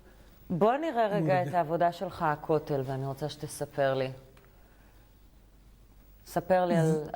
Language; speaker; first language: Hebrew; native; Hebrew